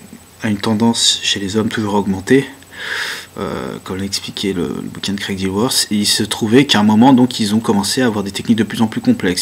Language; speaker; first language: French; native; French